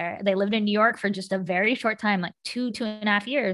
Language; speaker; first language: English; native; English